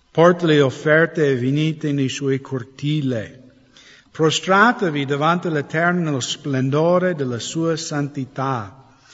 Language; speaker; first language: Italian; non-native, fluent; English